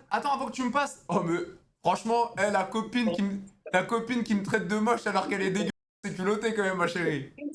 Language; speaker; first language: French; native; French